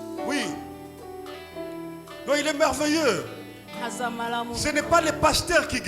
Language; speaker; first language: French; non-native, local second language; Lingala